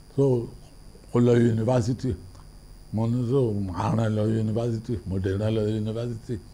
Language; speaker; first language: Yoruba; native; Yoruba